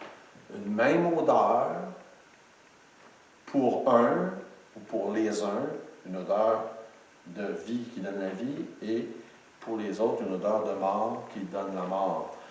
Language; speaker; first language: French; native; French